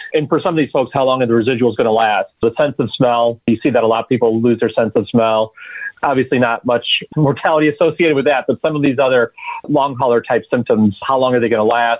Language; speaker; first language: English; native; English